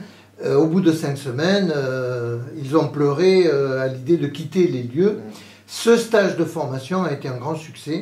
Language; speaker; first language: French; native; French